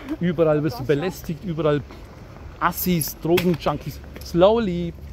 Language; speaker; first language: German; early bilingual, other home language; Turkish